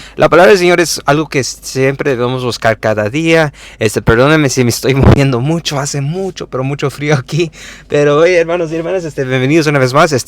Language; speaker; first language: Spanish; early bilingual, heritage; Spanish